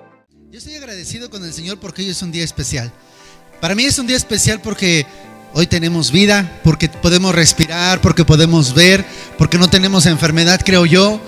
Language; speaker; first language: Spanish; native; Spanish